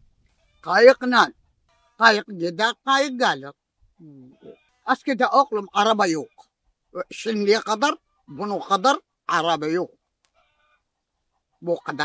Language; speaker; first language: Turkish; non-native, local second language; Arabic